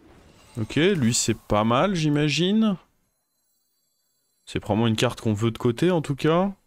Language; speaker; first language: French; native; French